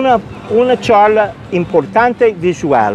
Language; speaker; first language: Spanish; non-native, learner; English